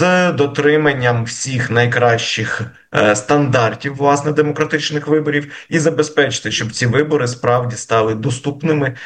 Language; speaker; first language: Ukrainian; native; Ukrainian